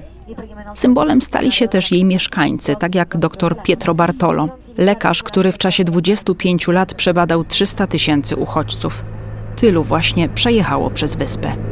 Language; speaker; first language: Polish; native; Polish